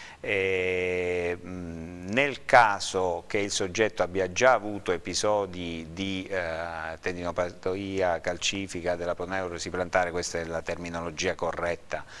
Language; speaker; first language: Italian; native; Italian